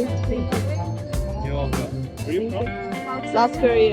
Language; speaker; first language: English; non-native, learner; Korean